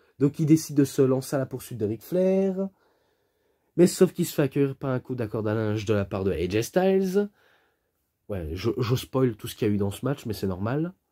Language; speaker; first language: French; native; French